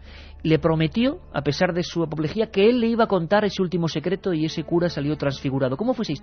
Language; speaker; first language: Spanish; native; Spanish